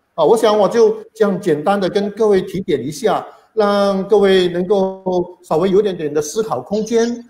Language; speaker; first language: Chinese; native; Chinese